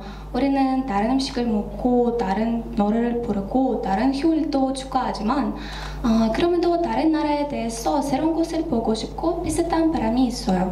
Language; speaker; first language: Korean; non-native, learner; Russian